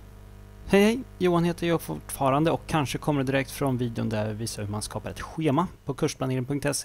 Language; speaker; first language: Swedish; native; Swedish